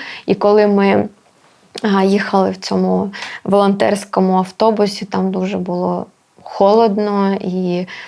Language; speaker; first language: Ukrainian; non-native, local second language; Russian